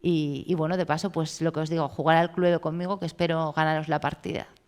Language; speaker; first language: Spanish; native; Spanish